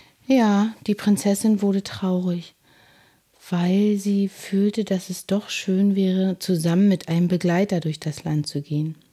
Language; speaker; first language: German; native; German